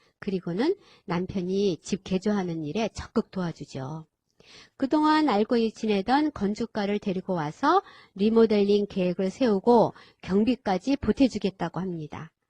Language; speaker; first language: Korean; native; Korean